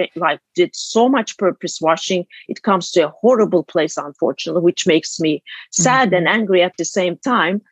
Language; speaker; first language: English; non-native, fluent; Turkish